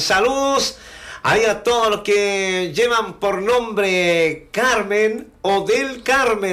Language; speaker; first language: Spanish; native; Spanish